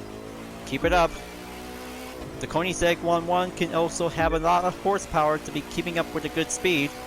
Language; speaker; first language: English; non-native, fluent; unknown